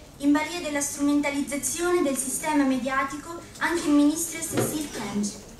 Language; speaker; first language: Italian; early bilingual, other home language; Arabic